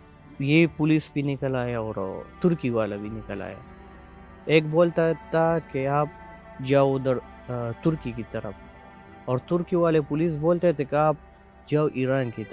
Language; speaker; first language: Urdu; non-native, local second language; Pashto